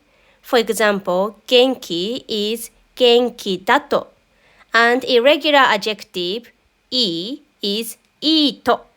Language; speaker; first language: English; non-native, fluent; Japanese